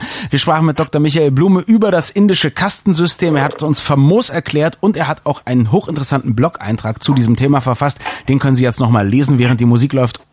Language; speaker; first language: German; native; German